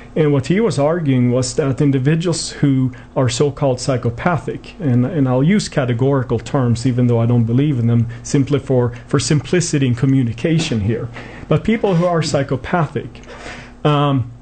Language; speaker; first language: English; non-native, fluent; Swedish